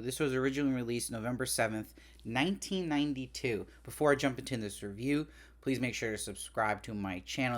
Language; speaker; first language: English; native; English